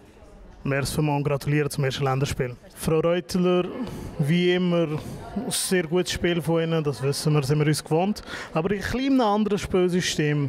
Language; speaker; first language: German; native; German